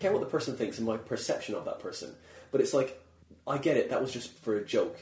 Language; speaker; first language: English; native; English